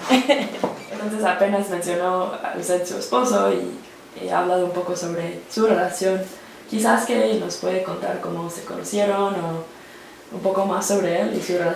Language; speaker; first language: Spanish; non-native, learner; English